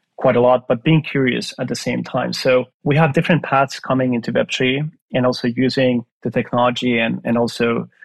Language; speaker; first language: English; non-native, fluent; Finnish